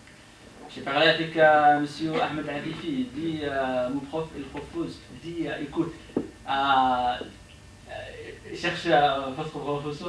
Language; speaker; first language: French; non-native, learner; Arabic